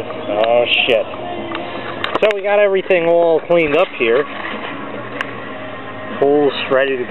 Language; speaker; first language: English; native; English